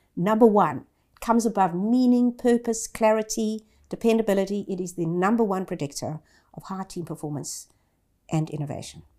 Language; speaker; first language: English; native; English